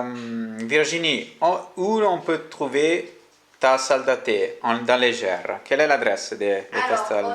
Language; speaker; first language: French; non-native, learner; Italian